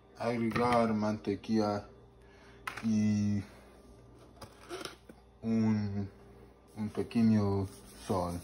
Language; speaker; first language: Spanish; non-native, learner; English